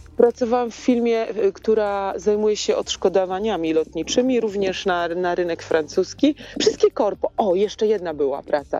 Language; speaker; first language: Polish; native; Polish